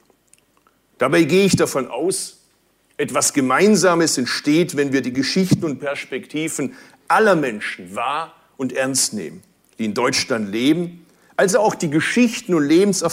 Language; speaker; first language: German; early bilingual, other home language; Turkish